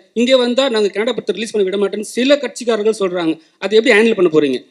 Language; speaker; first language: Tamil; native; Tamil